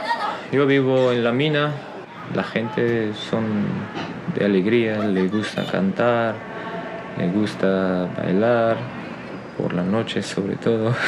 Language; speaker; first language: Spanish; non-native, fluent; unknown